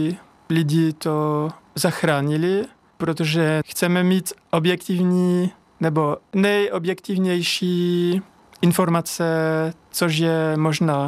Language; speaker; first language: Czech; non-native, learner; French